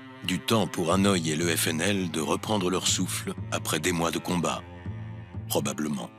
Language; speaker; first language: French; native; French